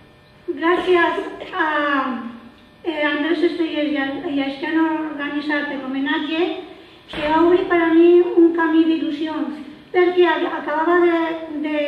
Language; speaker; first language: Catalan; non-native, local second language; Spanish